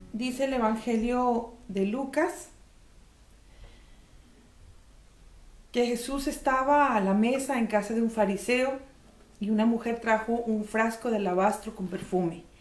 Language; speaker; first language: Spanish; native; Spanish